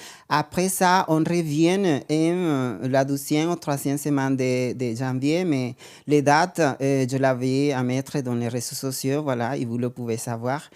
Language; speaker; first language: French; non-native, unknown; Spanish